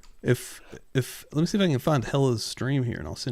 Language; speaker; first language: English; native; English